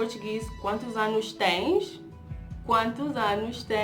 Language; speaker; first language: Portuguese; non-native, fluent; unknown